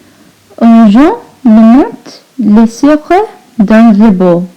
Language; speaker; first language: French; non-native, learner; English